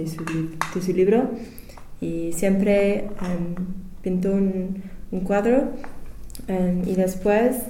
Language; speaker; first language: Spanish; non-native, learner; English